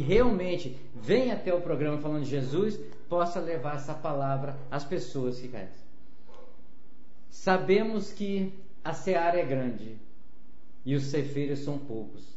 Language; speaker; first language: Portuguese; native; Portuguese